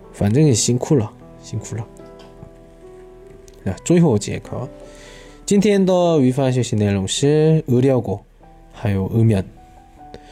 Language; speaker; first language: Chinese; non-native, learner; Korean